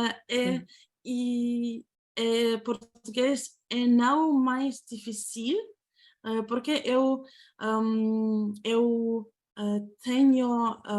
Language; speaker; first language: Portuguese; non-native, learner; Ukrainian